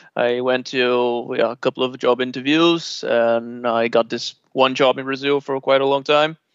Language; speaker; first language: English; non-native, fluent; Portuguese